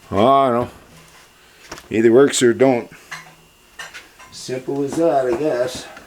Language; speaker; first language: English; native; English